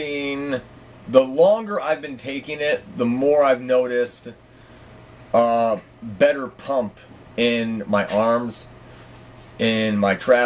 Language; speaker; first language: English; native; English